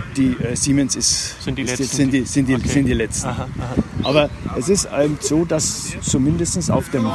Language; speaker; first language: German; non-native, fluent; Latvian